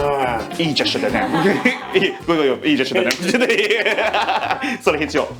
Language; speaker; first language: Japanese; non-native, learner; English